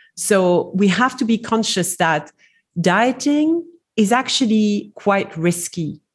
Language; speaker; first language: English; non-native, fluent; French